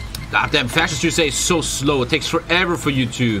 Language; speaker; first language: English; non-native, fluent; German